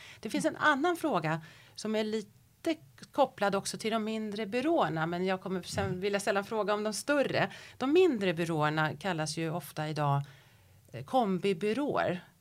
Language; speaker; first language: Swedish; native; Swedish